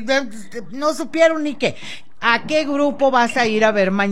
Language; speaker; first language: Spanish; native; Spanish